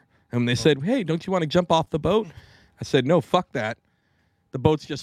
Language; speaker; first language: English; native; English